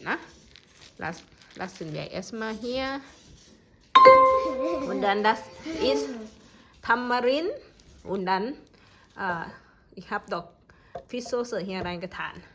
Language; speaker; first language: German; non-native, learner; Thai